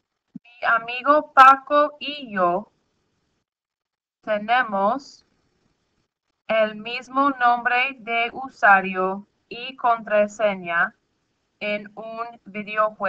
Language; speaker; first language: Spanish; non-native, fluent; English